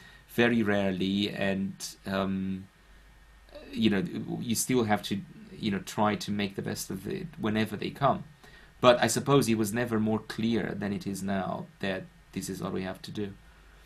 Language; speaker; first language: English; non-native, fluent; Romanian